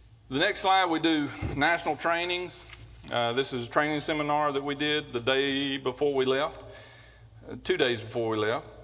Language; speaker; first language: English; native; English